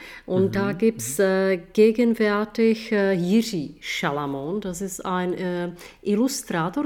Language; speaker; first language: German; non-native, fluent; Czech